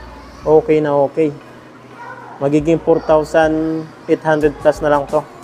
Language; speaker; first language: Filipino; native; Filipino